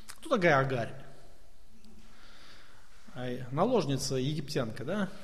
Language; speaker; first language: Russian; native; Russian